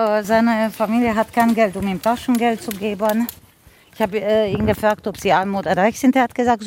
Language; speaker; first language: German; non-native, fluent; Romanian